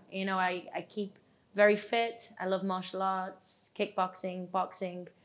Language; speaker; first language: English; native; English